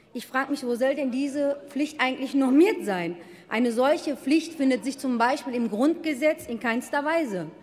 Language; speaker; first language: German; early bilingual, other home language; Turkish